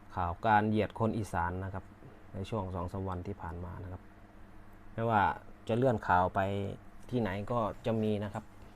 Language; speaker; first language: Thai; native; Thai